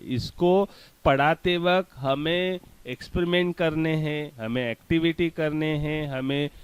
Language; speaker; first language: Hindi; non-native, local second language; Marathi